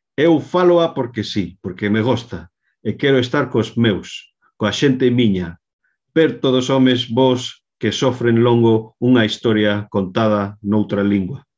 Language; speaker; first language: Galician; non-native, local second language; Spanish